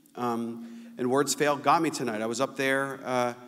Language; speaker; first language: English; native; English